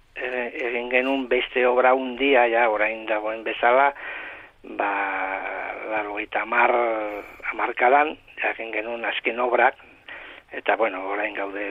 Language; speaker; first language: Basque; non-native, local second language; Spanish